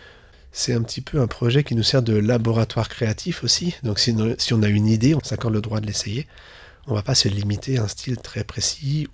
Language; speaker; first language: French; native; French